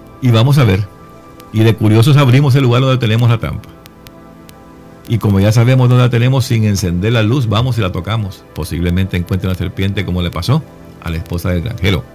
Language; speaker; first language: Spanish; native; Spanish